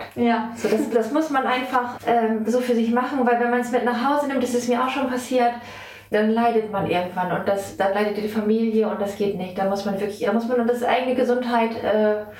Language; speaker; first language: German; native; German